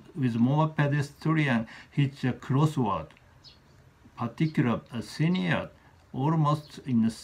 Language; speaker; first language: English; non-native, learner; Japanese